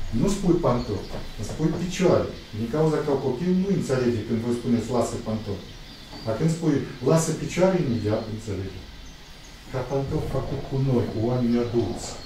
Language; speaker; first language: Romanian; non-native, local second language; Russian